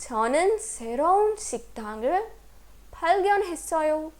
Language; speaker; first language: Korean; non-native, fluent; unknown